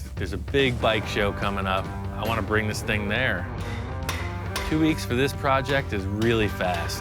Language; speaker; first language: English; native; English